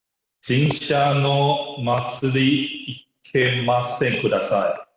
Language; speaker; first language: Japanese; non-native, learner; English